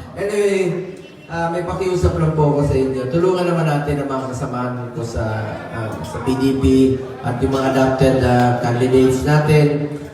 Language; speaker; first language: Filipino; non-native, local second language; Cebuano